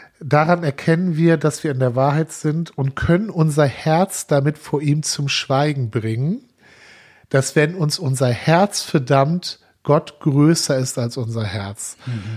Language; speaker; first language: German; native; German